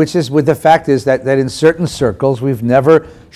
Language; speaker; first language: English; native; English